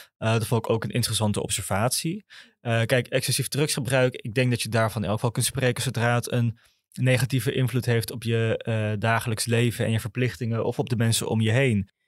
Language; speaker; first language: Dutch; native; Dutch